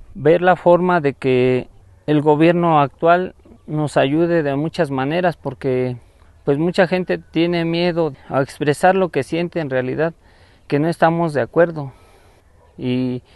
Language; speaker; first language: Spanish; native; Spanish